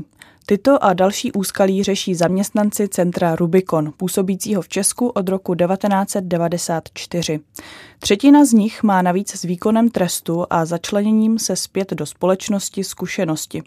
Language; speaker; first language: Czech; native; Czech